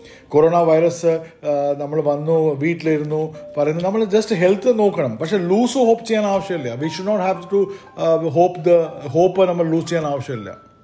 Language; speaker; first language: English; non-native, local second language; Malayalam